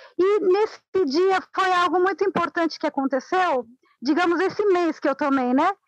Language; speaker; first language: Portuguese; non-native, fluent; Spanish